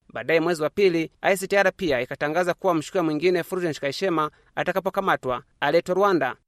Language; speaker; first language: Swahili; non-native, local second language; Kinyarwanda